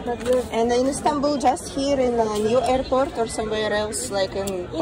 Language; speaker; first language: English; non-native, learner; Russian